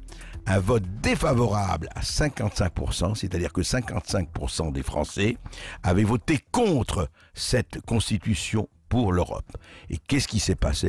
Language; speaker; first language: French; native; French